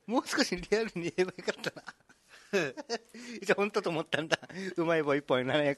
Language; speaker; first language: Japanese; native; Japanese